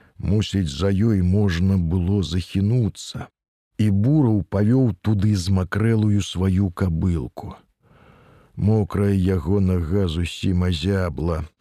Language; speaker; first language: Belarusian; native; Belarusian